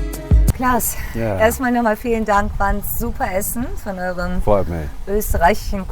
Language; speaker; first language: German; native; German